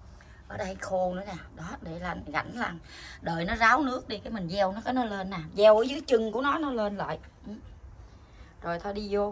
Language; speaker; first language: Vietnamese; native; Vietnamese